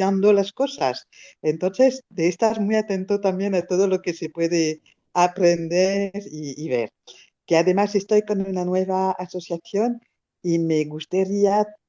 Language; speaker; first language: Spanish; non-native, fluent; French